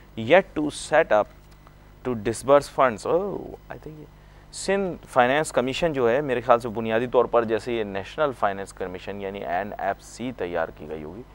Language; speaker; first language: Urdu; native; Urdu